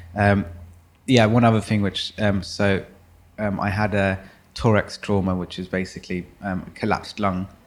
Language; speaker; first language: English; early bilingual, other home language; German